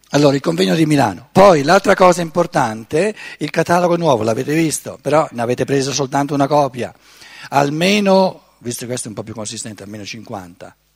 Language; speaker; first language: Italian; native; Italian